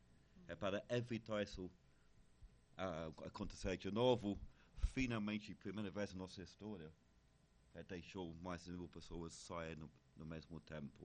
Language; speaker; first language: Portuguese; non-native, fluent; English